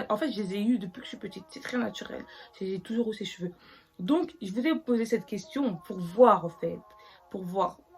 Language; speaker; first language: French; native; French